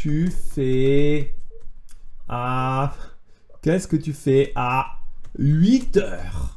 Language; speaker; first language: French; native; French